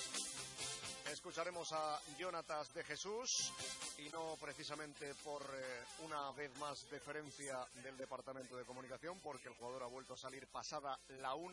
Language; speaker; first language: Spanish; native; Spanish